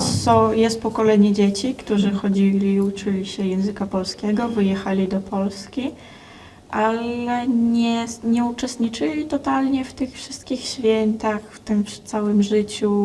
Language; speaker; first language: Polish; non-native, fluent; Russian